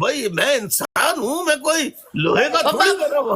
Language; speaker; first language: Urdu; native; Urdu